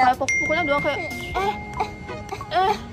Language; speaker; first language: Indonesian; non-native, fluent; Korean